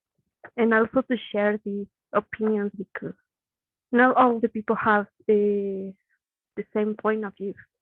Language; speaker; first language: English; non-native, learner; Spanish